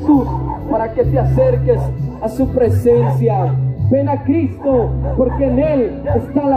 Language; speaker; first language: Spanish; native; Spanish